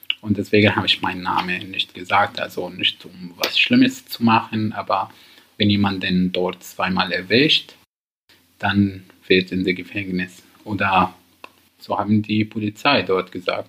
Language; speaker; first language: German; non-native, learner; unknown